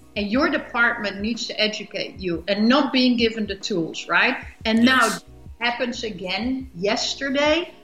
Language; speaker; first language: English; non-native, fluent; Dutch